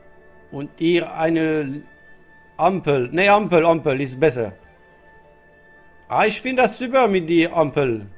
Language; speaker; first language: German; non-native, learner; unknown